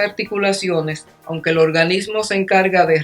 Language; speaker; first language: Spanish; native; Spanish